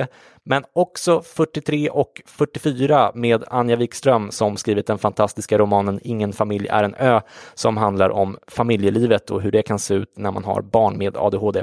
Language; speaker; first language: Swedish; native; Swedish